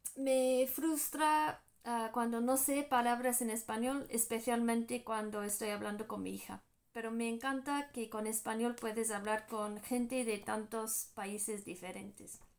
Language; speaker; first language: Spanish; non-native, fluent; English